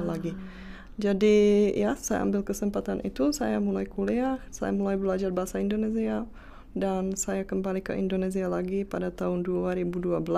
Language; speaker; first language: Indonesian; non-native, fluent; Czech